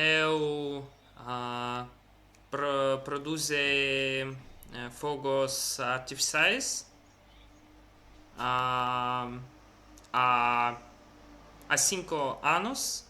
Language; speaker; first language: Portuguese; non-native, learner; Russian